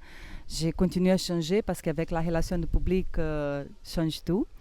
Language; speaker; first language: French; non-native, fluent; Portuguese